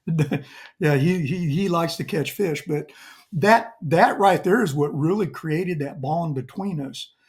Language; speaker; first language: English; native; English